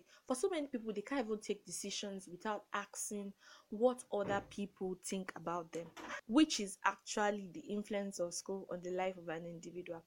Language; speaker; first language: English; non-native, local second language; Yoruba